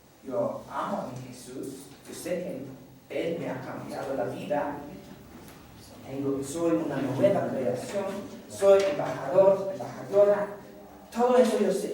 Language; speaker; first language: Spanish; non-native, fluent; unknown